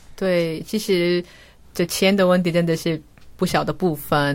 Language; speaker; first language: Chinese; non-native, fluent; Korean